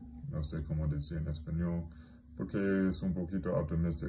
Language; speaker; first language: Spanish; non-native, learner; English